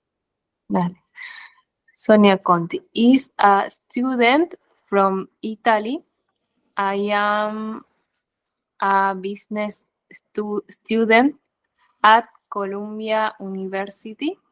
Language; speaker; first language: English; non-native, learner; Spanish